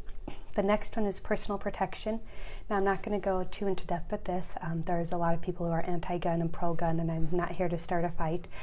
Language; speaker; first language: English; native; English